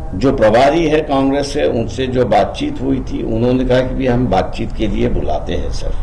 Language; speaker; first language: Hindi; non-native, local second language; Marathi